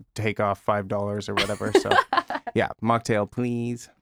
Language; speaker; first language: English; native; English